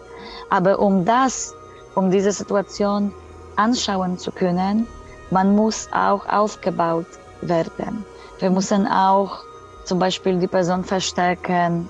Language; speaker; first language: German; non-native, fluent; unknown